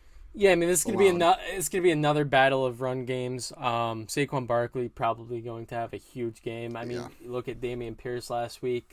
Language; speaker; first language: English; native; English